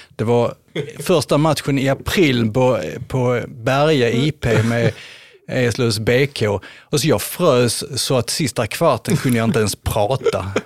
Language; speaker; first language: Swedish; native; Swedish